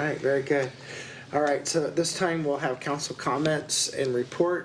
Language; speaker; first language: English; native; English